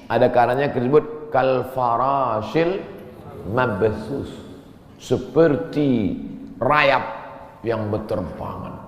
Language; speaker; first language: Malay; native; Malay